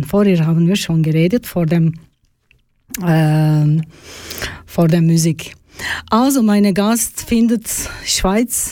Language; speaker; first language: German; non-native, learner; Turkish